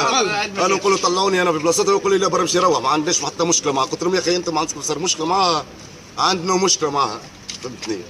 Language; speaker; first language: Arabic; native; Arabic